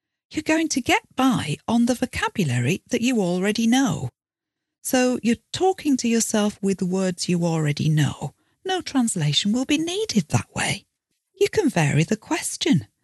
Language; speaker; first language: English; native; English